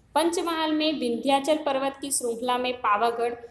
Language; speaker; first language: Hindi; non-native, local second language; Gujarati